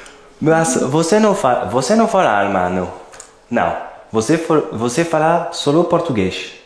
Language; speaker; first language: Portuguese; non-native, learner; French